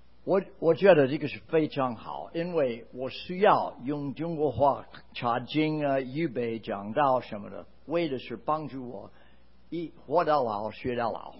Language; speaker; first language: Chinese; non-native, fluent; English